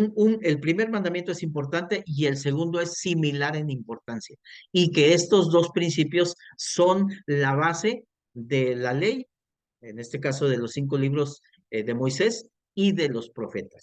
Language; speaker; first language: Spanish; native; Spanish